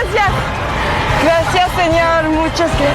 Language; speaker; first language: Spanish; non-native, learner; French